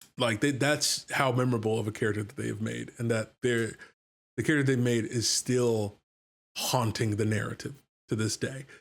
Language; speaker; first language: English; native; English